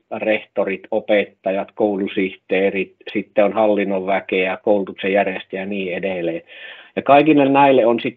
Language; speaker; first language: Finnish; native; Finnish